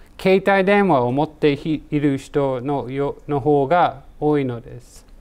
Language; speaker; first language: Japanese; non-native, learner; English